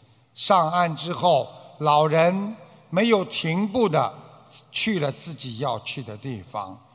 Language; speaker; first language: Chinese; native; Chinese